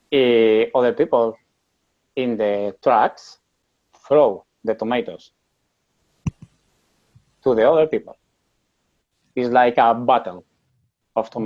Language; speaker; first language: English; non-native, learner; Spanish